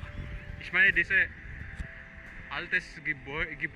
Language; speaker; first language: German; non-native, learner; Filipino